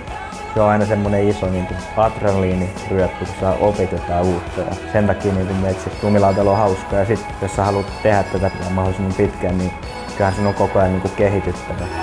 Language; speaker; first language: Finnish; native; Finnish